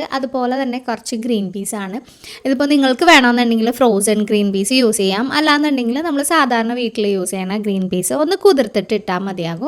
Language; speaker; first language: Malayalam; native; Malayalam